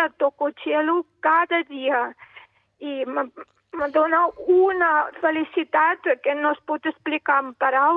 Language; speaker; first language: Catalan; non-native, fluent; Russian